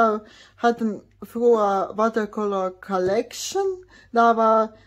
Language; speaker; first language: German; non-native, fluent; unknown